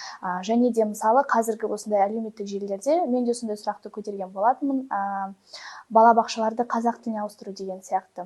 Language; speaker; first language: Kazakh; non-native, local second language; Russian